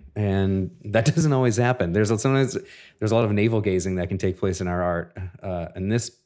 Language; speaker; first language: English; native; English